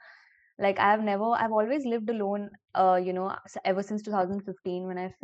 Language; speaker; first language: English; non-native, local second language; Hindi